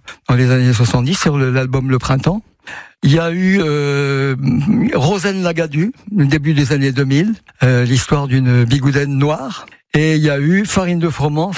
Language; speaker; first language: French; native; French